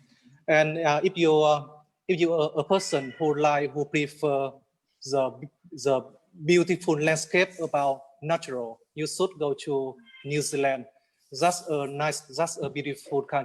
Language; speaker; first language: English; non-native, learner; Vietnamese